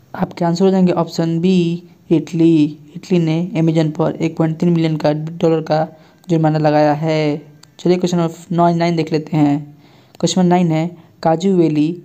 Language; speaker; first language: Hindi; native; Hindi